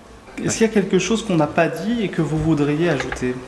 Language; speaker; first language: French; native; French